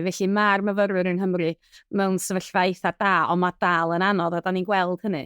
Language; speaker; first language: Welsh; native; Welsh